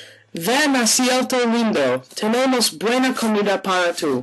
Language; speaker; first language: Spanish; non-native, learner; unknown